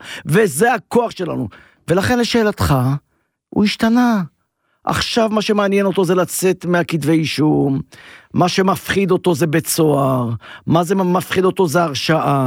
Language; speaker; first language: Hebrew; native; Hebrew